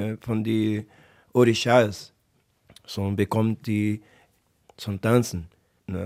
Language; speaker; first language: German; non-native, learner; Portuguese